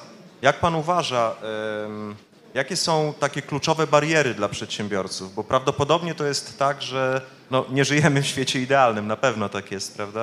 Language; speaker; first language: Polish; native; Polish